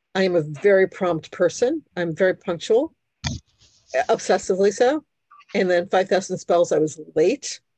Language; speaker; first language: English; early bilingual, other home language; Hungarian